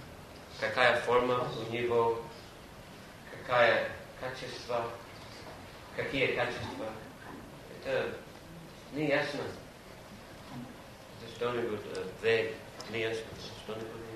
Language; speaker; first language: Russian; non-native, fluent; English